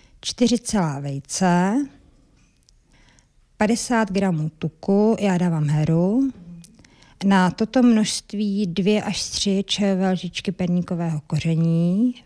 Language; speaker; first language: Czech; native; Czech